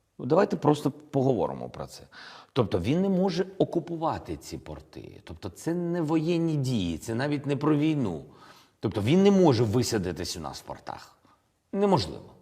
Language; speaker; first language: Ukrainian; non-native, local second language; Russian